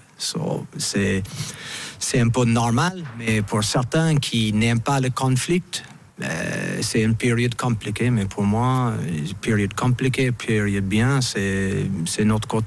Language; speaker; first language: French; non-native, fluent; English